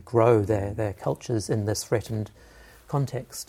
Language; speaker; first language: English; native; English